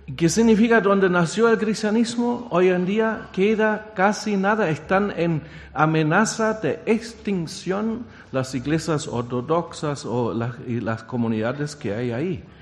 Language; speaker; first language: Spanish; non-native, fluent; German